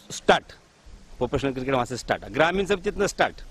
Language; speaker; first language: Hindi; non-native, local second language; Marathi